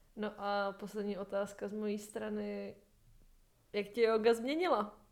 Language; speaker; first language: Czech; native; Czech